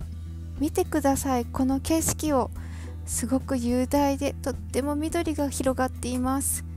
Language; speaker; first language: Japanese; non-native, fluent; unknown